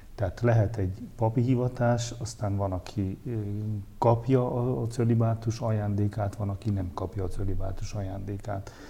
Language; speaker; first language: Hungarian; native; Hungarian